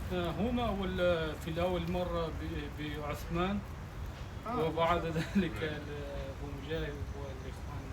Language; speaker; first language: Arabic; non-native, learner; Kyrgyz